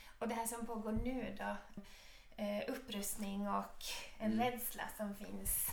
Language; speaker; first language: Swedish; native; Swedish